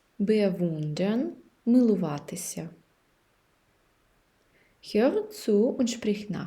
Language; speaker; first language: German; non-native, fluent; Ukrainian